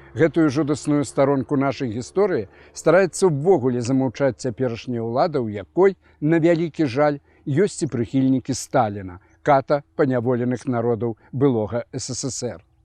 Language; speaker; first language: Belarusian; native; Belarusian